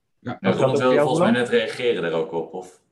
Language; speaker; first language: Dutch; native; Dutch